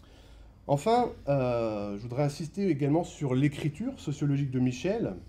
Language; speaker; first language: French; native; French